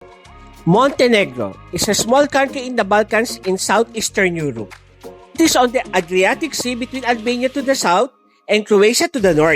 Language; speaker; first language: English; non-native, local second language; Filipino